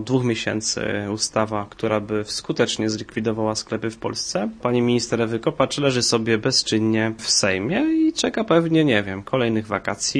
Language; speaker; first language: Polish; native; Polish